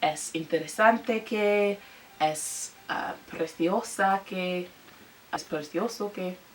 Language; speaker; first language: Spanish; non-native, learner; English